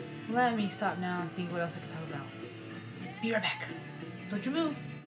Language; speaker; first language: English; early bilingual, other home language; Spanish